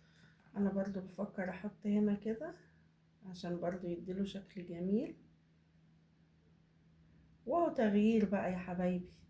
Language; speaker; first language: Arabic; native; Arabic